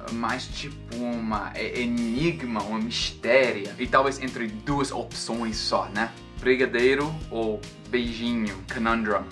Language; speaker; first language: Portuguese; non-native, fluent; English